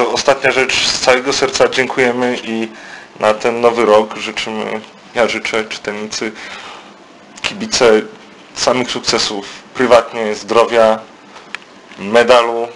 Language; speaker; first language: Polish; native; Polish